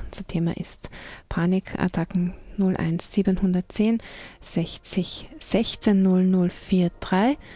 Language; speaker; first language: German; native; German